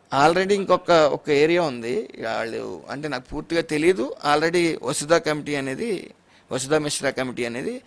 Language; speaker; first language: Telugu; native; Telugu